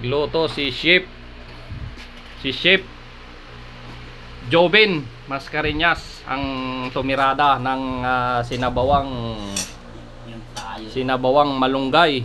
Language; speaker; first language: Filipino; non-native, local second language; Hiligaynon